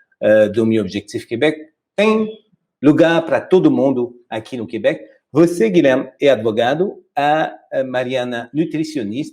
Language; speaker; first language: Portuguese; non-native, fluent; French